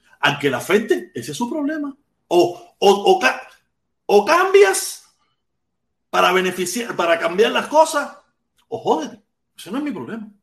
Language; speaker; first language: Spanish; native; Spanish